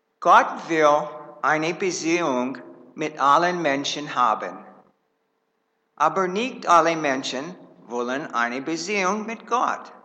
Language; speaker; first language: German; non-native, fluent; English